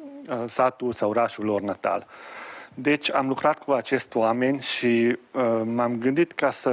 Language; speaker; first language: Romanian; non-native, local second language; Hungarian